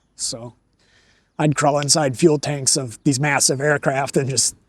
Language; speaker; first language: English; native; English